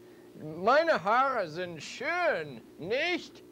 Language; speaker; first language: German; non-native, learner; English